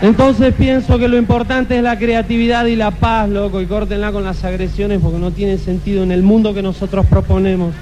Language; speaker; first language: Spanish; native; Spanish